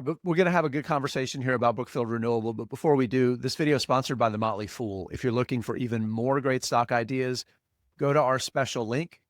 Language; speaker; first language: English; native; English